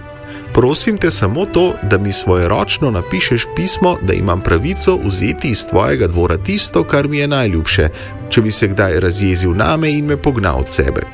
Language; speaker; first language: Slovenian; native; Slovenian